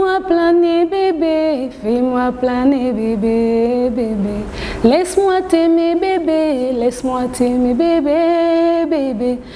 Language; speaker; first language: French; non-native, local second language; Lingala